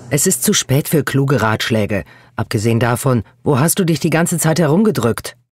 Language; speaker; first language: German; native; German